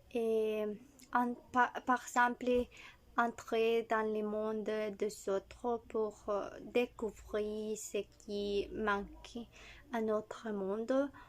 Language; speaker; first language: French; non-native, learner; Spanish